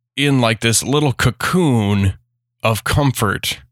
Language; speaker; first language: English; native; English